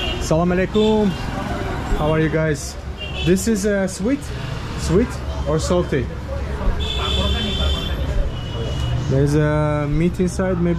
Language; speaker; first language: English; non-native, fluent; Azerbaijani